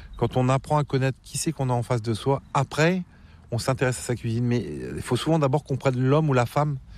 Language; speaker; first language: French; native; French